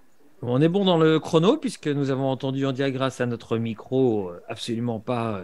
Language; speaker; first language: French; native; French